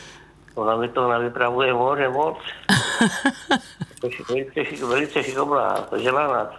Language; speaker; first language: Czech; native; Czech